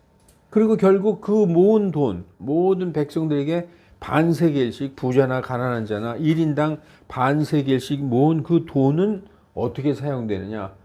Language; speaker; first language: Korean; native; Korean